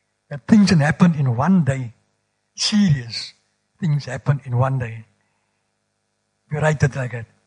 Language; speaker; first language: English; non-native, local second language; Afrikaans